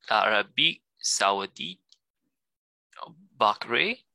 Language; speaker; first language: French; non-native, learner; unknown